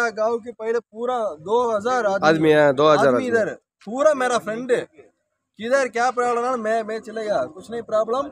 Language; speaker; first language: Hindi; non-native, learner; Tamil